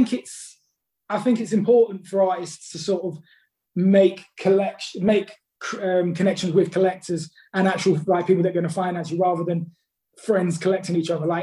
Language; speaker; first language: English; native; English